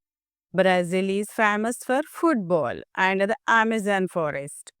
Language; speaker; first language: English; non-native, local second language; Telugu